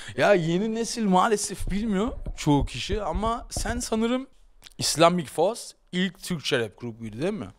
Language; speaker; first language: Turkish; early bilingual, heritage; Turkish